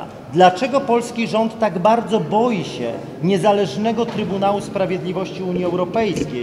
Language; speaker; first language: Polish; native; Polish